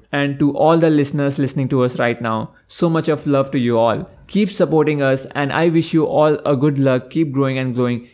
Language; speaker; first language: English; non-native, local second language; Hindi